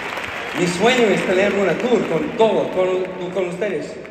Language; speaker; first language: Spanish; non-native, learner; English